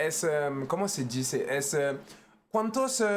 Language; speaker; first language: Spanish; non-native, learner; French